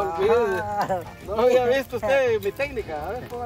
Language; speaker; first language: Spanish; native; Spanish